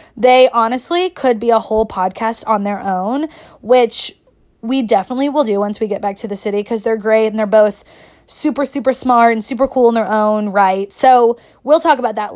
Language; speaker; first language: English; native; English